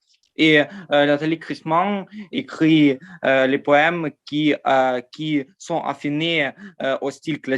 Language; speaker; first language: French; non-native, learner; Ukrainian